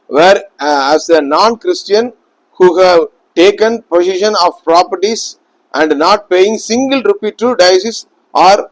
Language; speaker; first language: English; non-native, local second language; Tamil